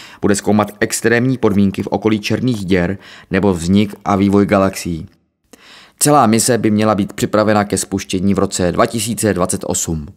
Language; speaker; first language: Czech; native; Czech